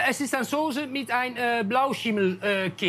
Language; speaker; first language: German; non-native, learner; Dutch